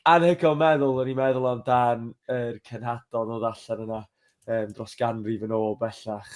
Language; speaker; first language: Welsh; native; Welsh